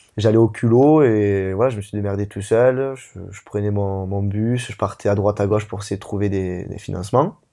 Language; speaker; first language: French; native; French